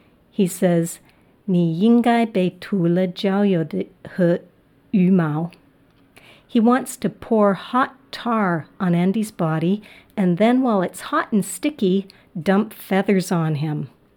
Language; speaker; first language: English; native; English